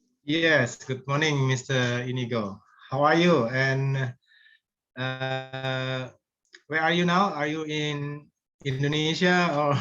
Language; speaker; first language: English; non-native, fluent; Indonesian